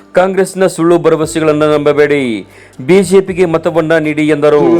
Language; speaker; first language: Kannada; native; Kannada